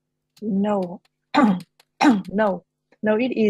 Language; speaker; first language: English; non-native, learner; Vietnamese